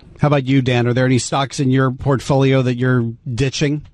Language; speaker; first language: English; native; English